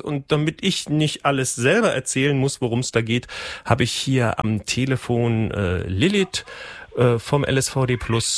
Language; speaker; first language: German; native; German